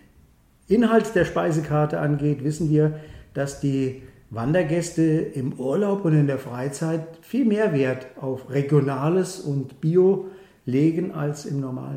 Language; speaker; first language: German; native; German